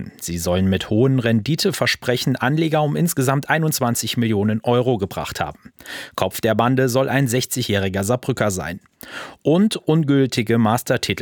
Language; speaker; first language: German; native; German